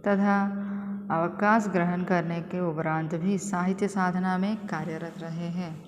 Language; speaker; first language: Hindi; non-native, local second language; Telugu